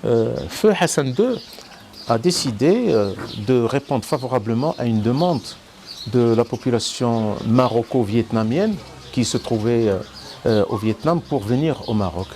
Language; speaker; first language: French; non-native, local second language; Arabic